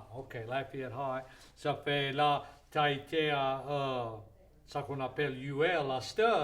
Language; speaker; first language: French; native; French